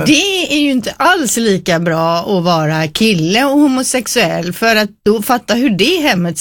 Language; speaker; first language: Swedish; native; Swedish